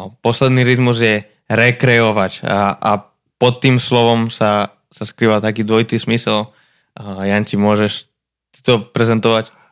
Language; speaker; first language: Slovak; non-native, fluent; Spanish